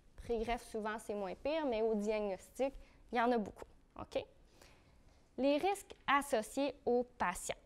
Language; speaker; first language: French; native; French